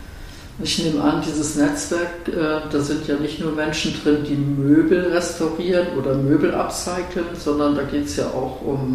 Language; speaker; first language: German; native; German